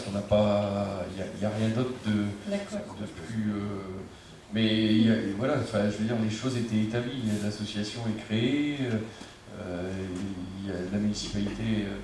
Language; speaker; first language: French; native; French